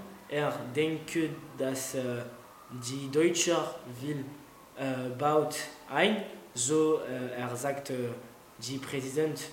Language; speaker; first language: German; non-native, learner; French